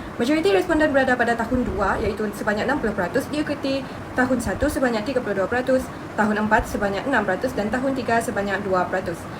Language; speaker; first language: Malay; native; Malay